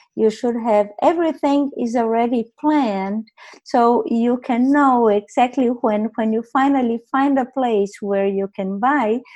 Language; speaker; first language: English; non-native, fluent; Portuguese